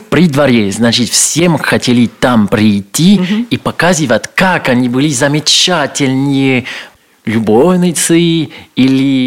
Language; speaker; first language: Russian; non-native, learner; French